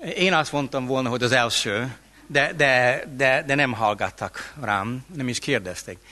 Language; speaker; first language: Hungarian; non-native, fluent; English